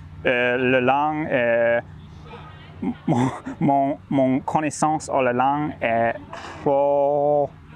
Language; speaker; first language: French; non-native, learner; English